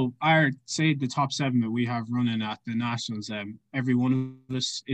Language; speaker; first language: English; native; English